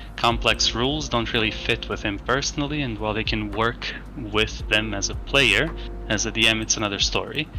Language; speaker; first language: English; non-native, fluent; Greek